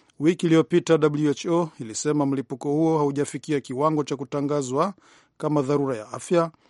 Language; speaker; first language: Swahili; non-native, local second language; Rundi